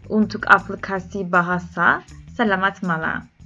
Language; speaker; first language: Indonesian; non-native, learner; Turkish